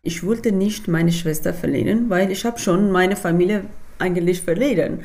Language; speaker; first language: German; non-native, learner; Persian